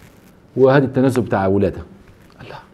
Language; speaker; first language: Arabic; native; Arabic